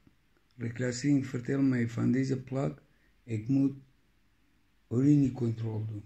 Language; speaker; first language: Dutch; non-native, learner; Persian